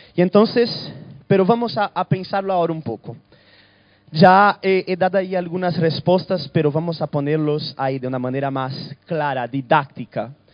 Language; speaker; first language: Spanish; early bilingual, other home language; Portuguese